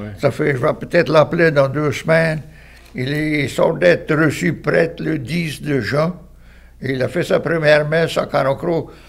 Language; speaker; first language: French; native; French